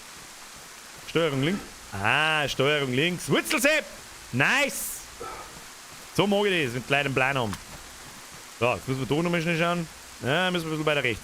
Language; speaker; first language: German; native; German